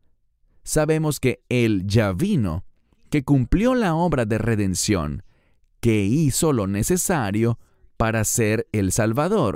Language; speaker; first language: Spanish; native; Spanish